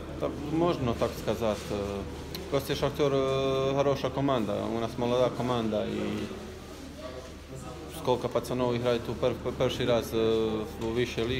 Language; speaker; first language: Ukrainian; non-native, learner; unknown